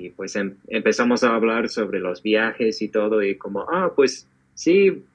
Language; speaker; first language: Spanish; non-native, fluent; English